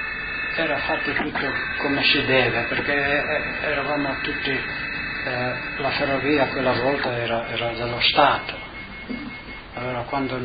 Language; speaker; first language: Italian; non-native, local second language; Slovenian